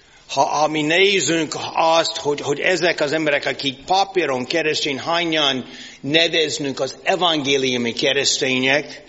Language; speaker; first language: Hungarian; non-native, fluent; English